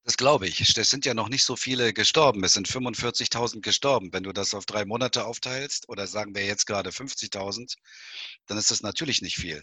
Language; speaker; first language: German; native; German